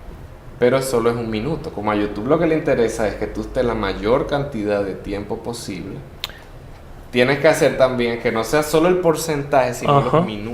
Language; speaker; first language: Spanish; native; Spanish